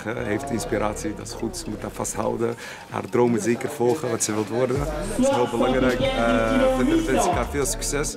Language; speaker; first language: Dutch; native; Dutch